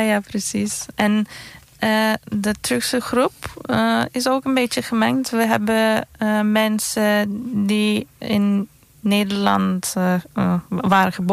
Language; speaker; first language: Dutch; non-native, learner; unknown